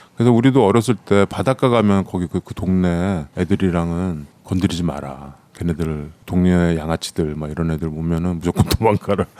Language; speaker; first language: Korean; native; Korean